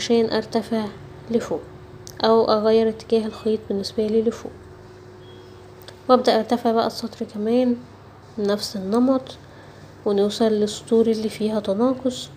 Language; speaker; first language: Arabic; native; Arabic